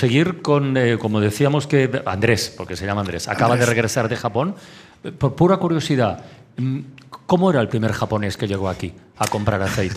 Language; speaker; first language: Spanish; native; Spanish